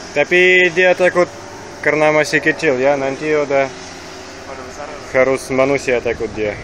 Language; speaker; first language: Indonesian; non-native, learner; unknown